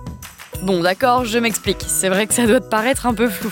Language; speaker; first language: French; native; French